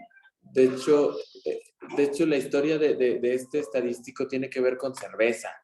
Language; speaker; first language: Spanish; native; Spanish